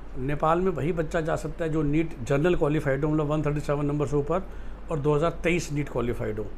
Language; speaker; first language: Hindi; native; Hindi